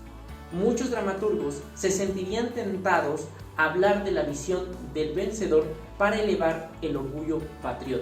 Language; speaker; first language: Spanish; native; Spanish